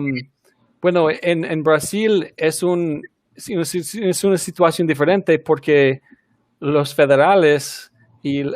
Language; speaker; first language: Spanish; early bilingual, heritage; Spanish